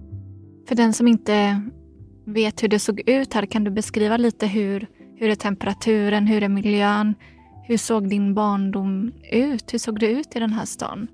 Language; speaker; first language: Swedish; native; Swedish